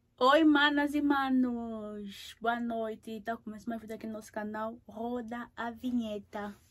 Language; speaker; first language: Portuguese; native; Portuguese